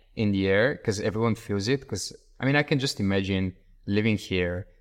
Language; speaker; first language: English; non-native, fluent; Bulgarian